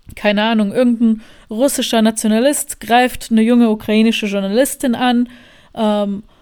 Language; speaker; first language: German; non-native, fluent; Bosnian